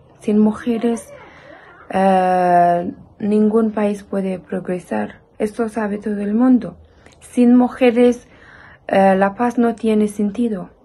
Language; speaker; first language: Spanish; non-native, learner; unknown